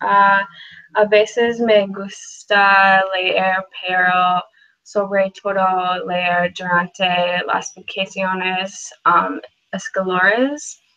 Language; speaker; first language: Spanish; non-native, learner; English